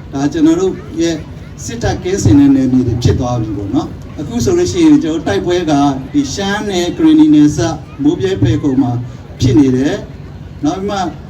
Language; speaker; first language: Burmese; non-native, local second language; Western Kayah